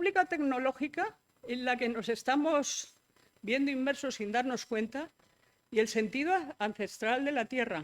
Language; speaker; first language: Spanish; native; Spanish